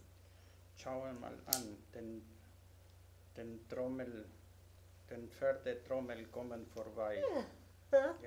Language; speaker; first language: German; non-native, learner; Spanish